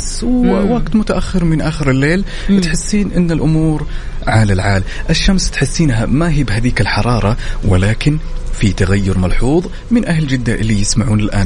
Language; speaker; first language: Arabic; native; Arabic